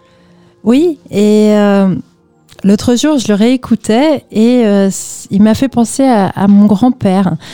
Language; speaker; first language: French; native; French